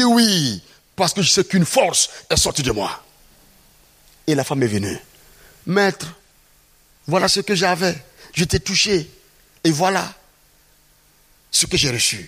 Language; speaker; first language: French; non-native, local second language; Mossi